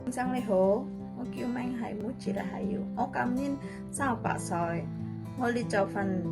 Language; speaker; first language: Cantonese; non-native, learner; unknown